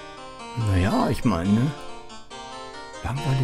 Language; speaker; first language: German; native; German